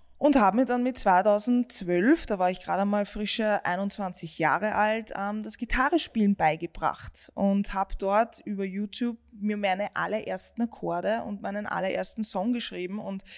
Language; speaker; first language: German; native; German